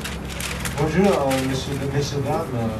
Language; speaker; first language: French; non-native, fluent; Japanese